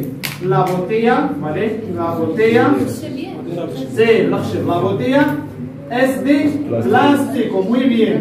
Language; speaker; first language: Spanish; non-native, fluent; Arabic